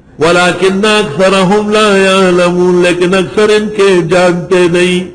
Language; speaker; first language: Urdu; non-native, local second language; Pashto